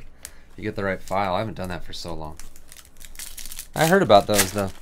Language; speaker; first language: English; native; English